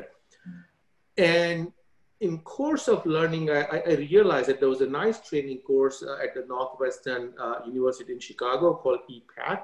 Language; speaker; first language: English; non-native, local second language; Gujarati